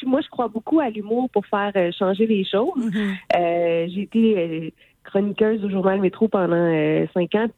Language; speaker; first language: French; native; French